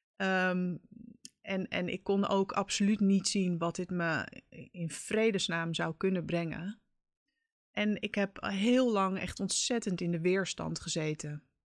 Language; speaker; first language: Dutch; native; Dutch